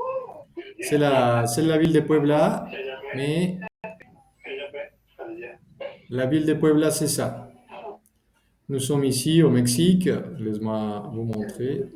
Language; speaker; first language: French; non-native, fluent; Spanish